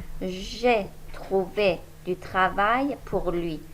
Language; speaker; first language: French; non-native, fluent; Persian